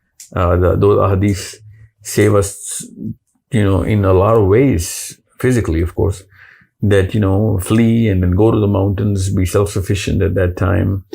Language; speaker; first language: English; non-native, local second language; Urdu